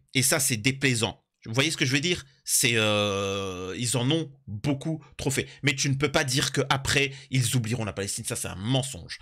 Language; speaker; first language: French; native; French